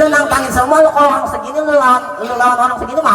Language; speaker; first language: Indonesian; native; Indonesian